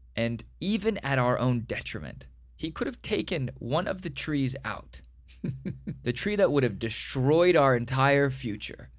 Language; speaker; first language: English; native; English